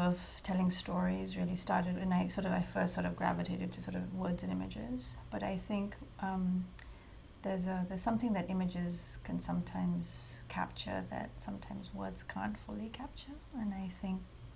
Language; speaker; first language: English; non-native, local second language; Hindi